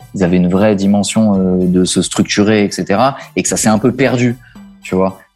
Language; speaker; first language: French; early bilingual, other home language; Italian